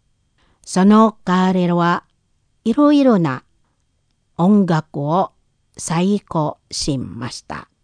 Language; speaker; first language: Japanese; non-native, learner; Indonesian